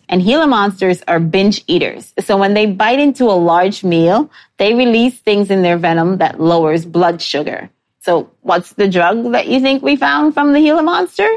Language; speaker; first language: English; native; English